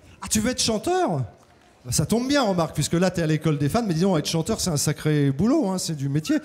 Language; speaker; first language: French; native; French